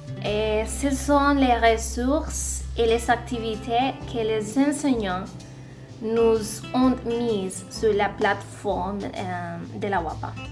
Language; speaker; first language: French; non-native, learner; Spanish